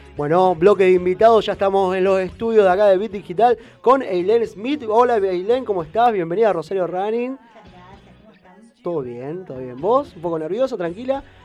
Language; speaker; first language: Spanish; native; Spanish